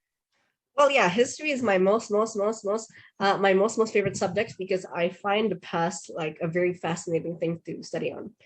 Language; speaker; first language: English; non-native, fluent; Indonesian